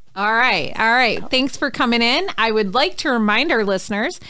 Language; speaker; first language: English; native; English